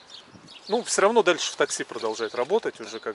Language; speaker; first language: Russian; native; Russian